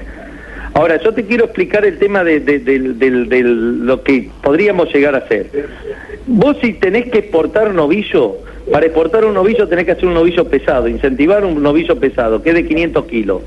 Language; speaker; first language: Spanish; native; Spanish